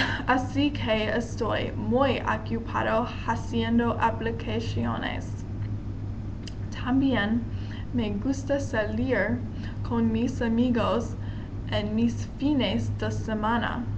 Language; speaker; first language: Spanish; non-native, learner; English